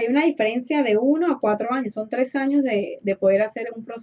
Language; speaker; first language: Spanish; native; Spanish